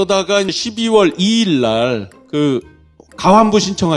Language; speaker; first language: Korean; native; Korean